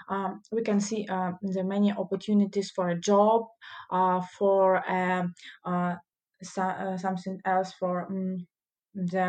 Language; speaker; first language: English; non-native, learner; Russian